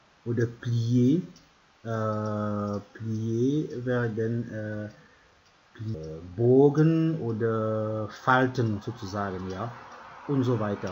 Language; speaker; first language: German; non-native, fluent; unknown